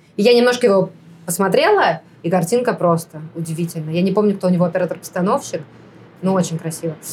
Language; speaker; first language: Russian; native; Russian